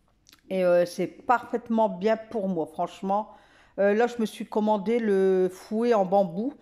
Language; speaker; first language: French; native; French